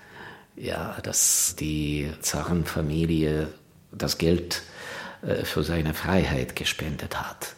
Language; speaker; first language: German; non-native, fluent; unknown